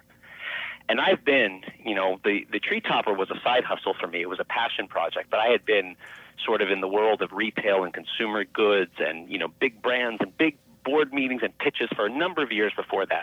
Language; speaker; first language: English; native; English